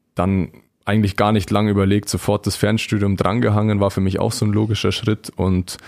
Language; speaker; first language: German; native; German